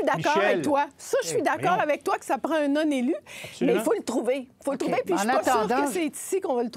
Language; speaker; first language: French; native; French